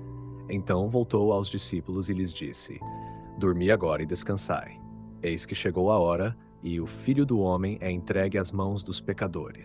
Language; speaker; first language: Portuguese; native; Portuguese